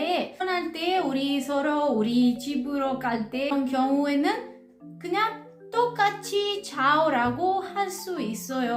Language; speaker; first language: Korean; non-native, learner; Italian